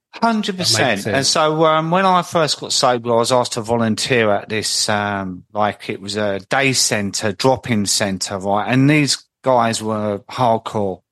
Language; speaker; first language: English; native; English